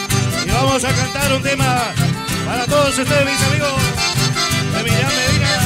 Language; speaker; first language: Spanish; native; Spanish